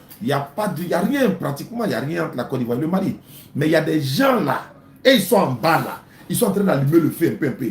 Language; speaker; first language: French; non-native, local second language; Dyula